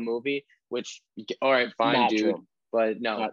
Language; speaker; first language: English; native; English